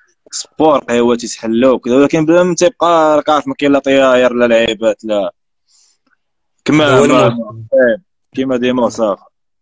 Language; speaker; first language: Arabic; native; Arabic